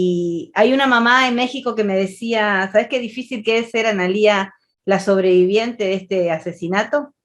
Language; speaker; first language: Spanish; native; Spanish